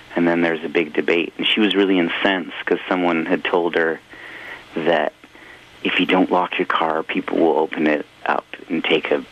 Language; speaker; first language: English; native; English